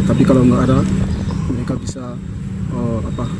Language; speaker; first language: Indonesian; non-native, learner; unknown